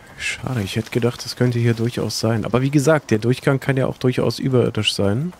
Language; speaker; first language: German; native; German